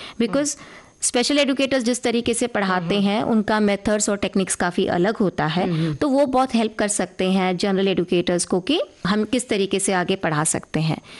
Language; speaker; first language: Hindi; native; Hindi